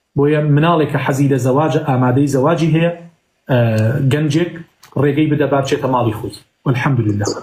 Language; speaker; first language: Central Kurdish; native; Central Kurdish